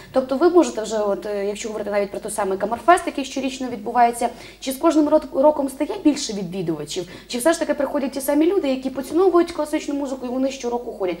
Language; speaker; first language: Ukrainian; native; Ukrainian